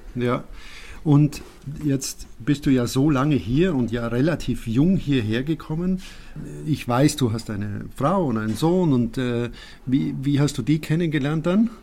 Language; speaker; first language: German; native; German